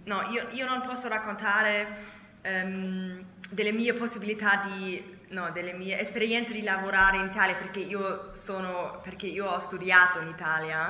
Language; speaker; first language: Italian; non-native, learner; German